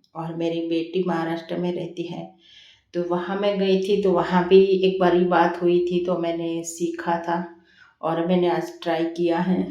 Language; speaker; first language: Hindi; non-native, local second language; Gujarati